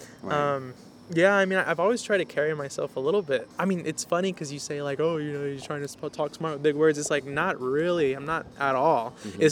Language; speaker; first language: English; native; English